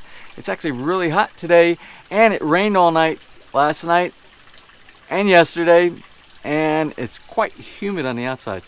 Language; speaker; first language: English; native; English